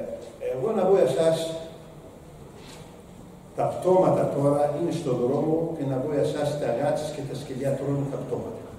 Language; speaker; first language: Greek; non-native, learner; Arabic